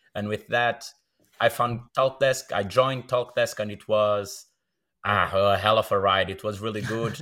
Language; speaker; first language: English; non-native, fluent; Portuguese